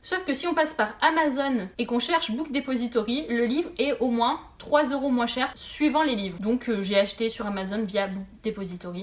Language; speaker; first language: French; native; French